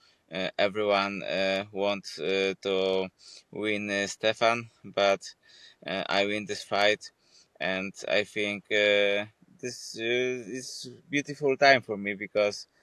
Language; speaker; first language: English; non-native, fluent; Polish